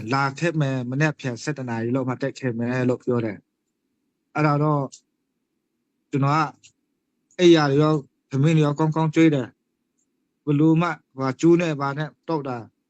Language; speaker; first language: Burmese; non-native, local second language; Hakha Chin